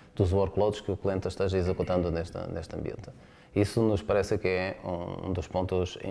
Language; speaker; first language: Spanish; non-native, learner; Portuguese